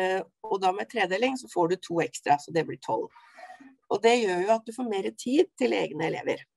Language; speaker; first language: Norwegian; native; Norwegian